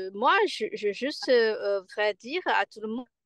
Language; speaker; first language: French; non-native, fluent; Chinese